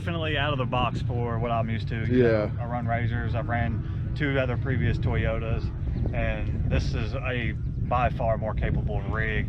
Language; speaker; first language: English; native; English